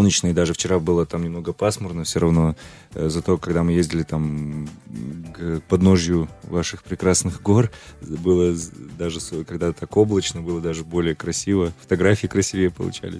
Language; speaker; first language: Russian; native; Russian